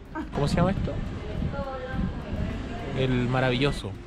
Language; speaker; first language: Spanish; native; Spanish